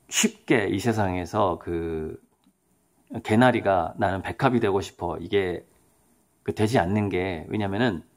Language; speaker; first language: Korean; native; Korean